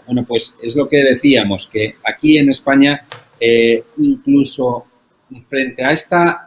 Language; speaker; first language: Spanish; native; Spanish